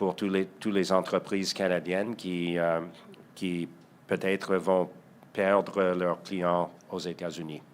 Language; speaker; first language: French; non-native, fluent; English